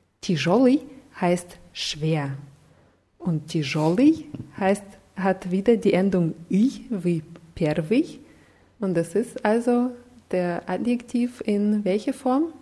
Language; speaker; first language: German; non-native, fluent; Russian